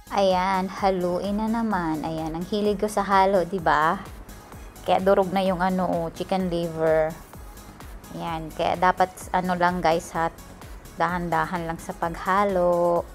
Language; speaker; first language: Filipino; non-native, local second language; Bikol